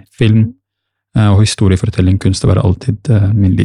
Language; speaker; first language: Norwegian; early bilingual, other home language; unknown